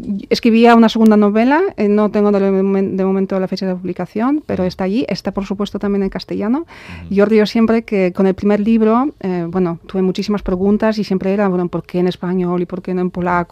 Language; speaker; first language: Spanish; non-native, fluent; Polish